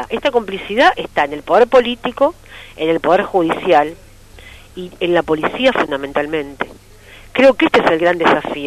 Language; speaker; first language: Spanish; native; Spanish